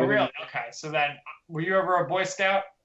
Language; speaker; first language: English; native; English